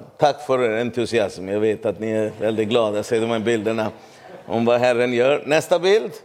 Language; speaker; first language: Swedish; non-native, fluent; Urdu